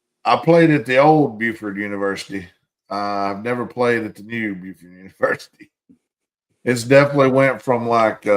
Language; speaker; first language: English; native; English